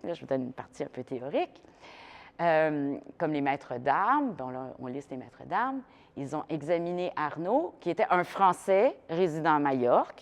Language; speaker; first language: French; native; French